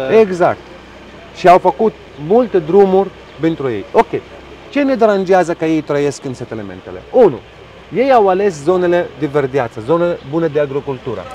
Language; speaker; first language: Romanian; non-native, fluent; Arabic